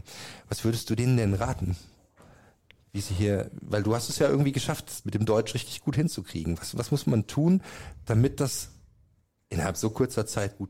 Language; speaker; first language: German; native; German